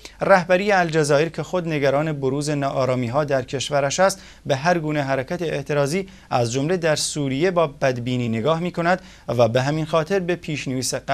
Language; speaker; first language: Persian; non-native, local second language; Central Kurdish